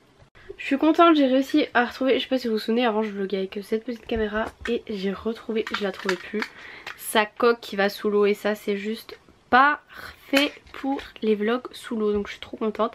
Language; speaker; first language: French; native; French